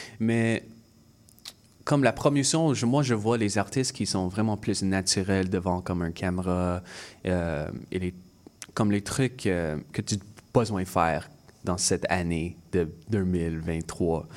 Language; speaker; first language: French; non-native, local second language; English